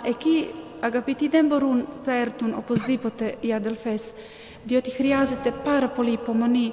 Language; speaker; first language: Greek; non-native, fluent; Serbian